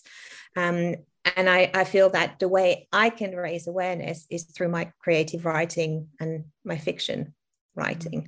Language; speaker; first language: English; non-native, fluent; French